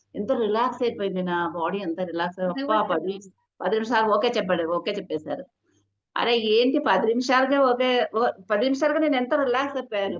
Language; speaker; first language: Telugu; non-native, local second language; Hindi